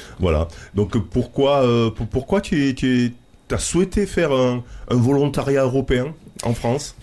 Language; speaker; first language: French; native; French